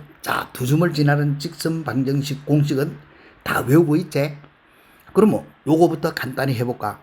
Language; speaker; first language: Korean; native; Korean